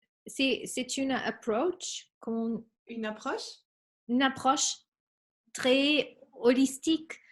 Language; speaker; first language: French; non-native, fluent; Spanish